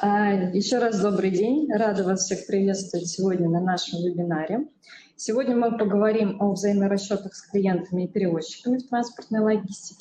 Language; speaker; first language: Russian; native; Russian